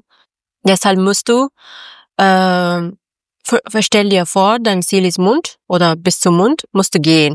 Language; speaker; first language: German; non-native, learner; Persian